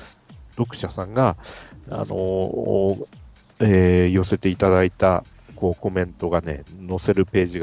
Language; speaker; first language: Japanese; native; Japanese